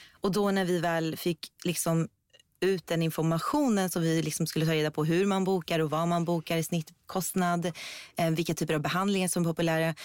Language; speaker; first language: Swedish; early bilingual, other home language; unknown